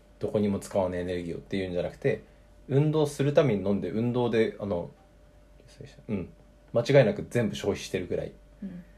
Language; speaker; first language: Japanese; native; Japanese